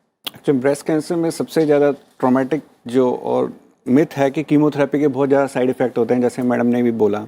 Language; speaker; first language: Hindi; native; Hindi